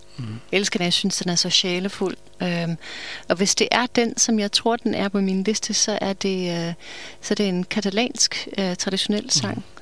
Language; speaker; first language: Danish; non-native, fluent; English